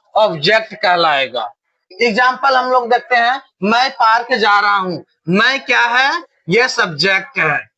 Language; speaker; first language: Hindi; native; Hindi